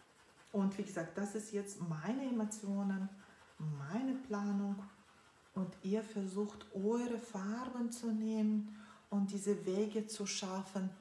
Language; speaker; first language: German; non-native, fluent; Russian